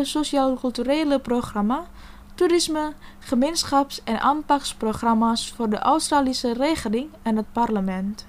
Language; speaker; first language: Dutch; non-native, fluent; Indonesian